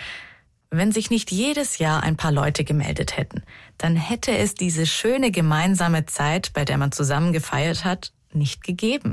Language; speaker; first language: German; native; German